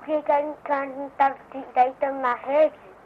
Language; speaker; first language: Portuguese; early bilingual, heritage; Portuguese